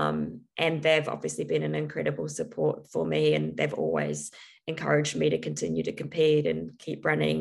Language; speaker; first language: English; native; English